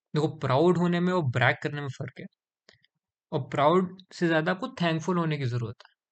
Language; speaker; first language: Hindi; native; Hindi